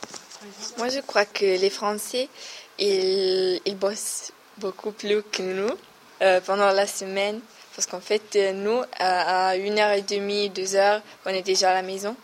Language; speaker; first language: French; non-native, fluent; Italian